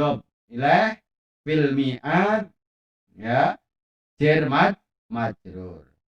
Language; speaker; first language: Arabic; non-native, fluent; Indonesian